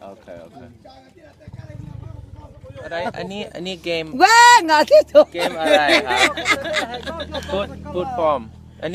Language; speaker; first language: Thai; non-native, learner; English